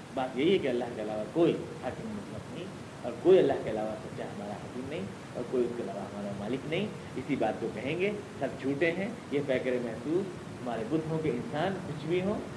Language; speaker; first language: Urdu; native; Urdu